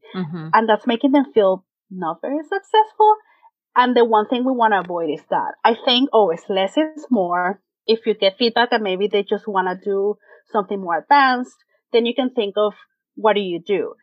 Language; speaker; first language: English; non-native, fluent; Spanish